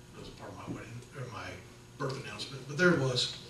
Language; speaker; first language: English; native; English